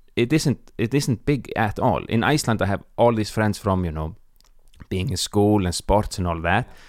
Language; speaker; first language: English; non-native, fluent; Icelandic